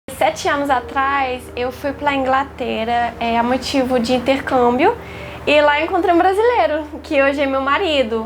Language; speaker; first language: Portuguese; non-native, fluent; French